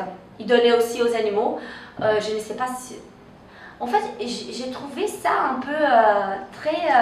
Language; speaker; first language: French; non-native, fluent; Portuguese